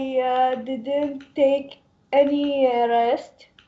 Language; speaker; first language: English; non-native, learner; Arabic